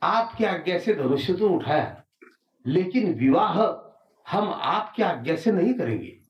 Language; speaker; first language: Hindi; non-native, local second language; Marathi